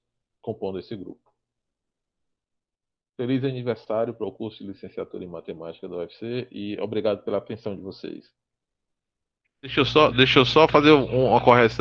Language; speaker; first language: Portuguese; native; Portuguese